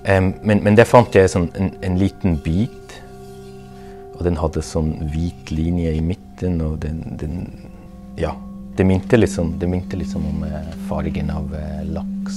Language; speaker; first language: Norwegian; non-native, fluent; German